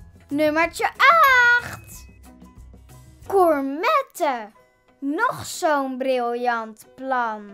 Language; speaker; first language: Dutch; native; Dutch